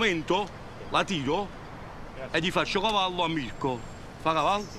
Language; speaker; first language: Italian; native; Italian